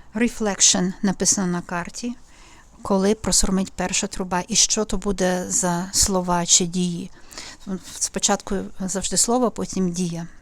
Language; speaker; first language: Ukrainian; native; Ukrainian